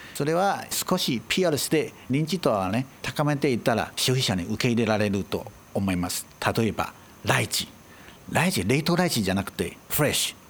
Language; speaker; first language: Japanese; non-native, fluent; Chinese